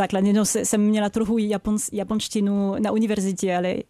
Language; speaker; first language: Czech; non-native, fluent; French